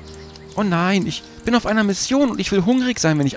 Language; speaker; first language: German; native; German